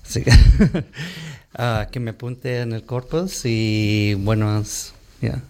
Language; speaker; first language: Spanish; early bilingual, heritage; Spanish